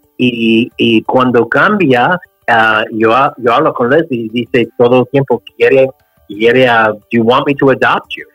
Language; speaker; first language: Spanish; non-native, learner; English